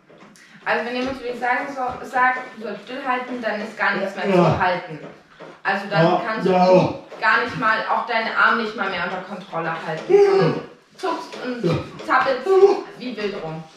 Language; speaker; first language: German; native; German